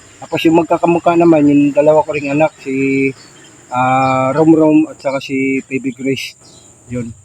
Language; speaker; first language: Filipino; native; Filipino